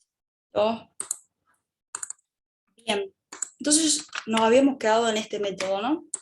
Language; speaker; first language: Spanish; native; Spanish